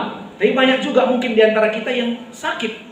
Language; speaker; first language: Indonesian; native; Indonesian